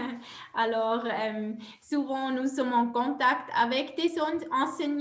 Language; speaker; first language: French; non-native, local second language; German